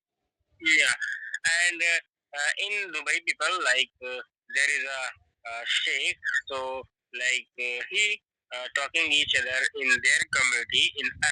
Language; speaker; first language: English; non-native, learner; Hindi